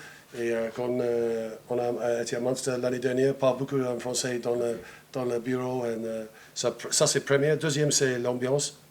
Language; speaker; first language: French; non-native, fluent; English